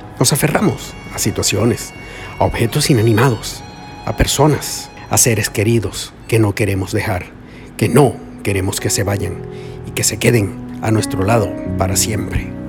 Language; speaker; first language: Spanish; native; Spanish